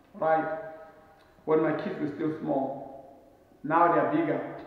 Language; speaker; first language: English; non-native, local second language; Northern Sotho